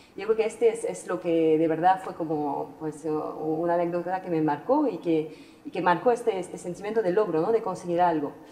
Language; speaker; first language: Spanish; non-native, fluent; French